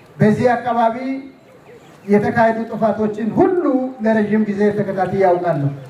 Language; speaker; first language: Amharic; non-native, local second language; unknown